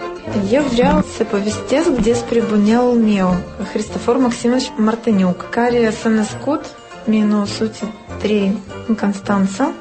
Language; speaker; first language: Romanian; non-native, local second language; Russian